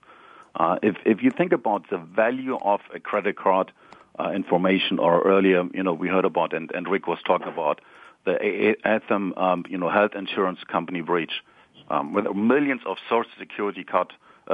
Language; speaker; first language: English; non-native, fluent; German